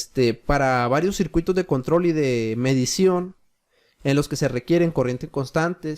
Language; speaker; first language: Spanish; native; Spanish